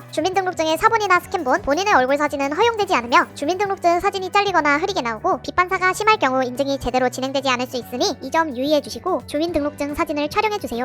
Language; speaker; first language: Korean; native; Korean